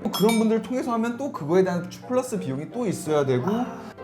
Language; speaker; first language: Korean; native; Korean